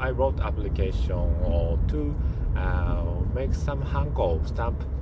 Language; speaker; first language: English; non-native, learner; Japanese